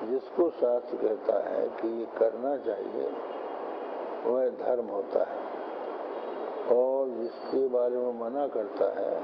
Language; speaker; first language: Hindi; native; Hindi